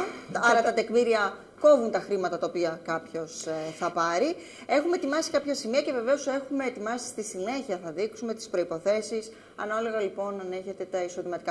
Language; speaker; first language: Greek; native; Greek